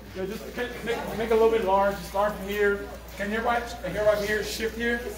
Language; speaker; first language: English; native; English